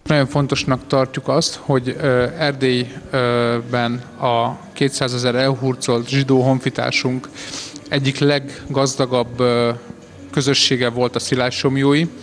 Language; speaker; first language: Hungarian; native; Hungarian